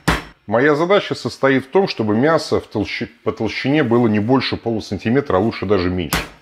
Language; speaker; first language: Russian; native; Russian